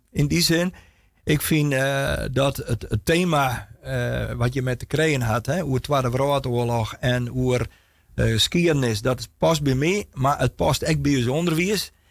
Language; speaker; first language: Dutch; non-native, local second language; Western Frisian